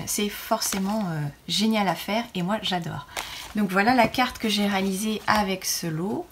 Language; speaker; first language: French; native; French